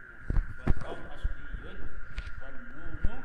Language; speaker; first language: Arabic; non-native, fluent; Indonesian